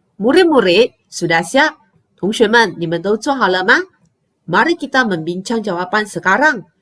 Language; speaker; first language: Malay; non-native, local second language; Chinese